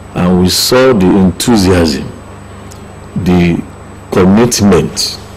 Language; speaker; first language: English; non-native, local second language; Yoruba